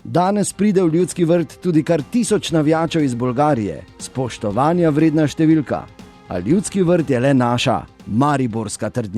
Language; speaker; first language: Slovenian; native; Slovenian